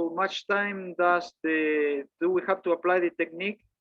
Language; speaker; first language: English; non-native, fluent; Spanish